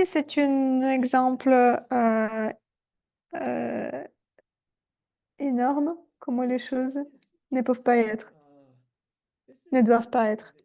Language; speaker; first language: French; non-native, fluent; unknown